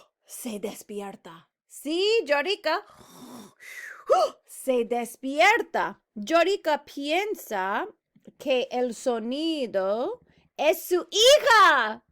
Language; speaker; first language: Spanish; non-native, fluent; English